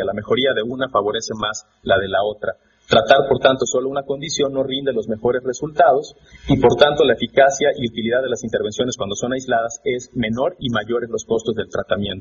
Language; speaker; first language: Spanish; native; Spanish